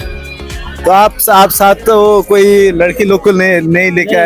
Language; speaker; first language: Hindi; non-native, learner; Bangla